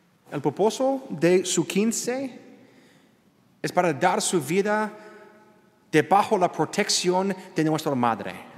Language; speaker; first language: Spanish; non-native, learner; English